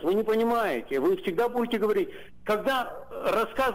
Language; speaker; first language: Russian; native; Russian